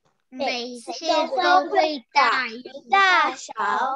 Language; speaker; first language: Chinese; early bilingual, heritage; Chinese